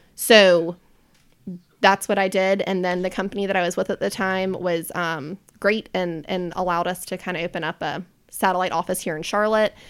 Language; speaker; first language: English; native; English